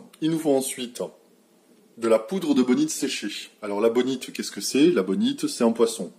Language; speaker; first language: French; native; French